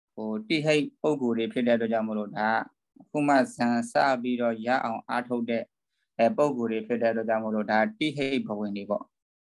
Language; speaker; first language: Burmese; native; Burmese